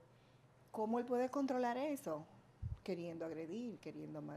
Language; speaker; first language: Spanish; native; Spanish